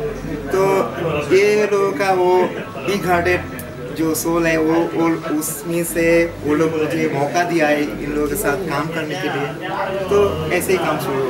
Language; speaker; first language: Hindi; non-native, fluent; Bangla